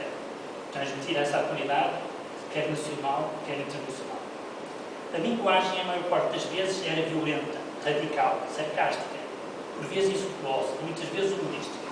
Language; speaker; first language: Portuguese; native; Portuguese